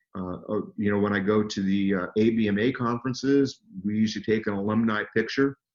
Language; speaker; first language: English; native; English